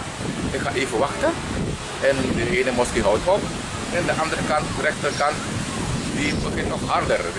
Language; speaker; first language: Dutch; early bilingual, heritage; Javanese